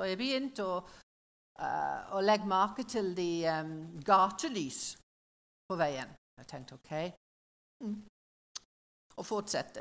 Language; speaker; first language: Norwegian; non-native, learner; English